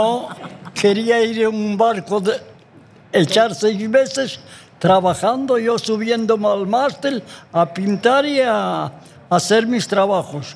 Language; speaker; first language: Spanish; non-native, local second language; Galician